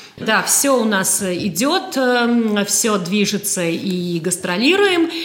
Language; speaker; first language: Russian; native; Russian